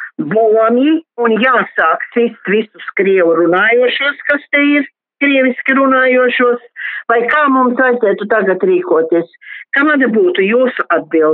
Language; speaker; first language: Latvian; non-native, local second language; Russian